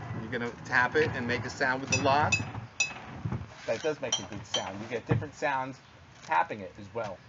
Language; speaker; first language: English; native; English